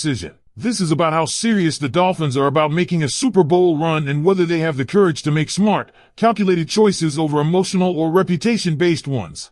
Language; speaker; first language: English; native; English